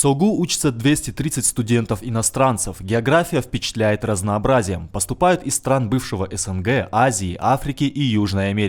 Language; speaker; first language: Russian; native; Russian